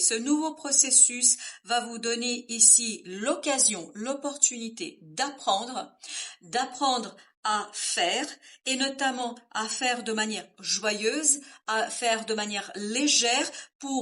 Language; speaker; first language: French; native; French